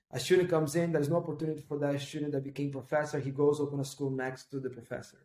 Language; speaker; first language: English; non-native, fluent; Portuguese